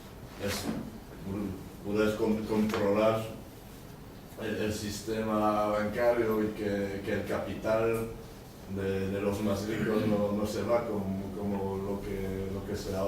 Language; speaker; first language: Spanish; non-native, learner; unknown